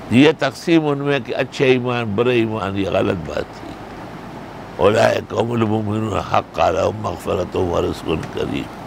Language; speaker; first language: Urdu; non-native, local second language; Pashto